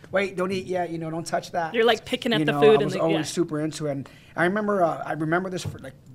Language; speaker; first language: English; native; English